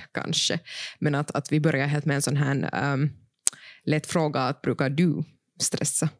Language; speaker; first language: Swedish; non-native, local second language; Finnish